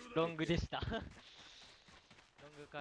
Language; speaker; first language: Japanese; native; Japanese